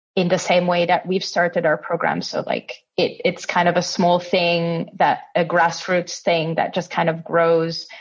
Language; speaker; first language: English; non-native, fluent; Italian